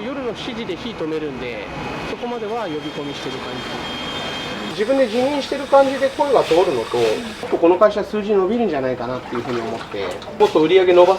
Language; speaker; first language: Japanese; native; Japanese